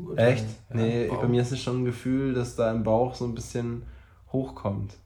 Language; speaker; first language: German; native; German